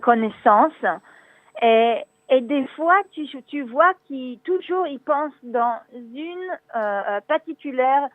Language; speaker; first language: French; non-native, learner; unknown